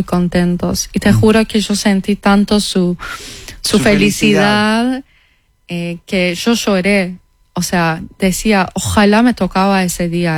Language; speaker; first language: Spanish; non-native, fluent; Persian